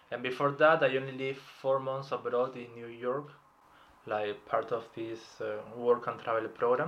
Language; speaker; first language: English; non-native, fluent; Spanish